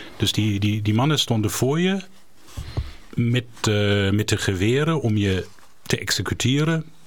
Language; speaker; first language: Dutch; non-native, fluent; German